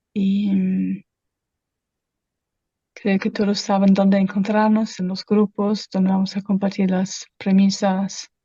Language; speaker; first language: Spanish; non-native, fluent; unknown